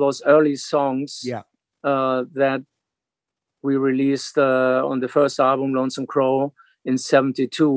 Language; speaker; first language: English; non-native, fluent; German